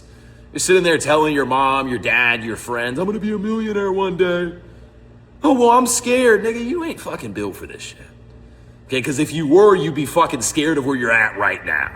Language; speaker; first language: English; native; English